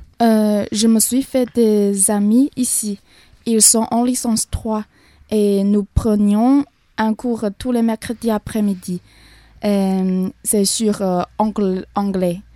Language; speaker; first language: French; non-native, learner; Chinese